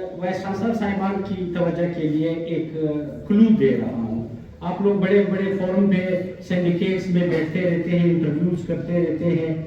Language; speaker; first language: Urdu; non-native, local second language; Pashto